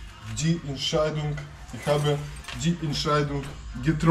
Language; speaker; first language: German; non-native, learner; Russian